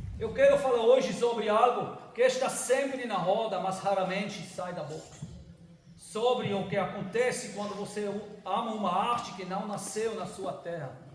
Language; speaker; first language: Portuguese; non-native, fluent; German